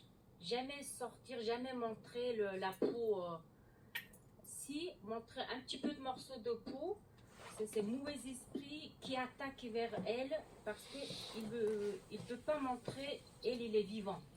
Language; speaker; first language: French; non-native, learner; Mongolian